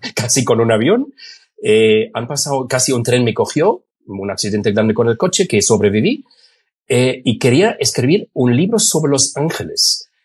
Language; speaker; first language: Spanish; non-native, fluent; German